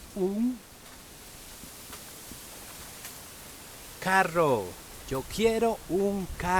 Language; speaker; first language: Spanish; non-native, fluent; English